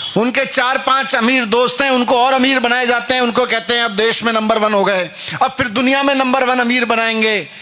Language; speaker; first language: Hindi; native; Hindi